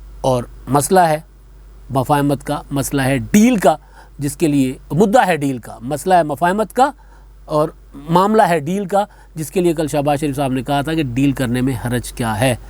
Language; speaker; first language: Urdu; non-native, local second language; Sindhi